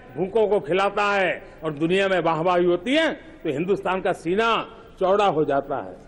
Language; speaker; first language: Hindi; non-native, local second language; Gujarati